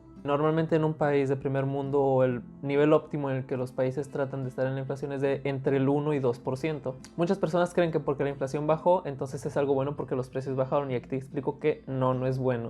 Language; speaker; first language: Spanish; native; Spanish